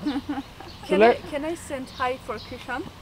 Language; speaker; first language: English; non-native, learner; Russian